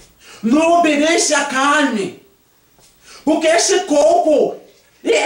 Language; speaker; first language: Portuguese; non-native, learner; Haitian Creole